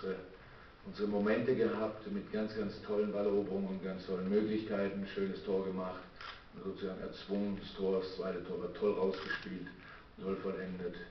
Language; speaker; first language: German; native; German